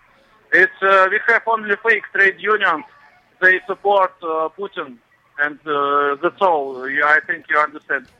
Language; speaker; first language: English; non-native, learner; Russian